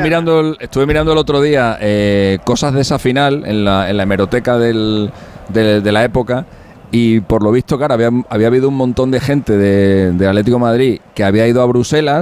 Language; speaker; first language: Spanish; native; Spanish